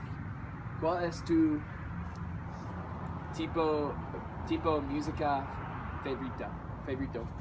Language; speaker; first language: Spanish; non-native, learner; English